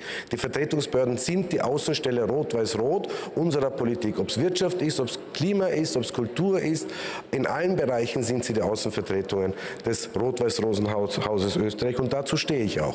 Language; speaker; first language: German; native; German